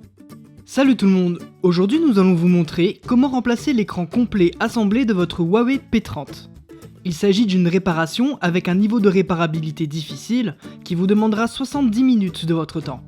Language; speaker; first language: French; native; French